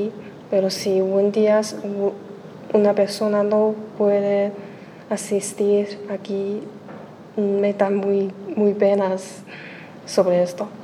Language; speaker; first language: Spanish; non-native, learner; Chinese